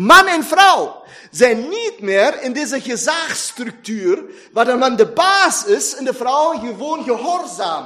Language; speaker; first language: Dutch; non-native, fluent; German